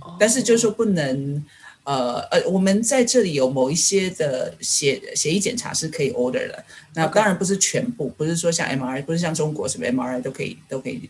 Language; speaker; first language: Chinese; native; Chinese